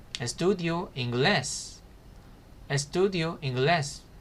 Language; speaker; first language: Spanish; non-native, fluent; Korean